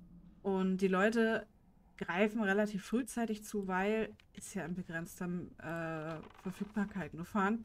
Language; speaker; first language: German; native; German